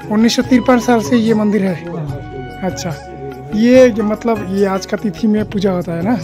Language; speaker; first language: Hindi; non-native, local second language; Bangla